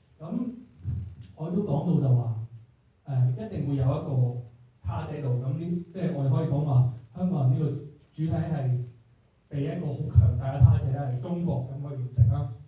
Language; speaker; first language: Cantonese; native; Cantonese